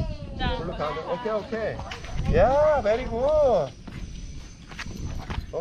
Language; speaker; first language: English; non-native, learner; Korean